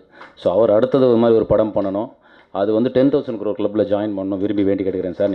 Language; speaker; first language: Tamil; native; Tamil